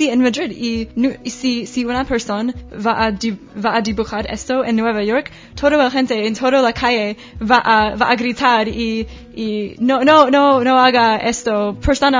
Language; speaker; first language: Spanish; non-native, learner; English